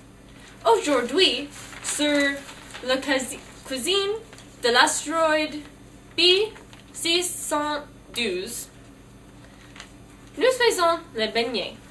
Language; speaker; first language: French; non-native, learner; English